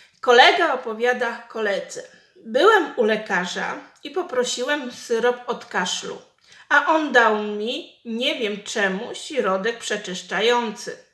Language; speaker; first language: Polish; native; Polish